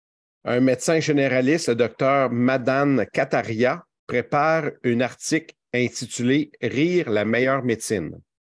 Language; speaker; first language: French; native; French